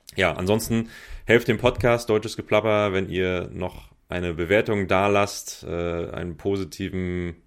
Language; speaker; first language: German; native; German